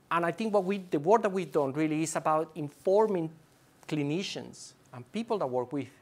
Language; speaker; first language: English; non-native, fluent; Spanish